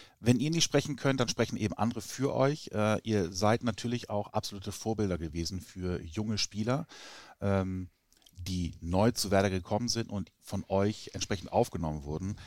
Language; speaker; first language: German; native; German